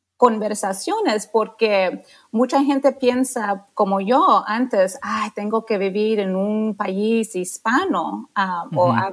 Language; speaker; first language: Spanish; non-native, fluent; English